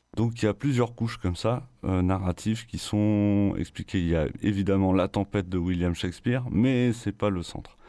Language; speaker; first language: French; native; French